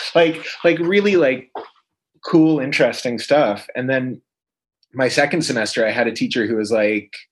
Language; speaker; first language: English; native; English